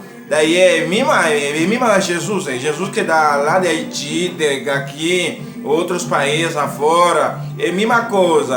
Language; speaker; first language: Portuguese; non-native, learner; Haitian Creole